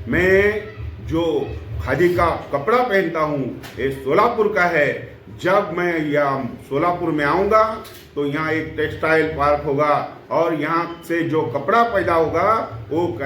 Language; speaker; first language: Hindi; non-native, local second language; Marathi